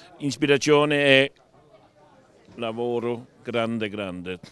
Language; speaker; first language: Italian; non-native, learner; Danish